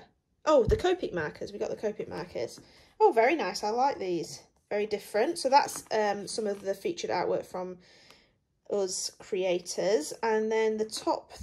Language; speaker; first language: English; native; English